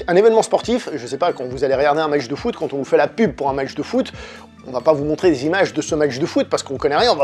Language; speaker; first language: French; native; French